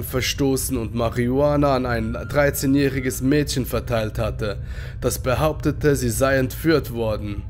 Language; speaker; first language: German; native; German